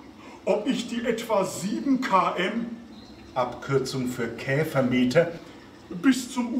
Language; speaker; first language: German; native; German